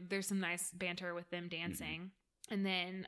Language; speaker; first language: English; native; English